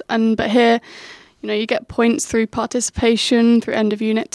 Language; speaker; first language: English; native; English